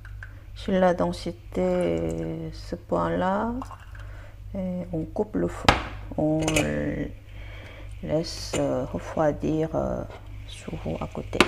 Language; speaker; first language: French; non-native, fluent; Korean